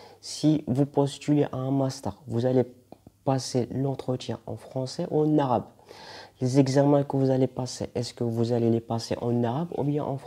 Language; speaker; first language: French; non-native, local second language; Arabic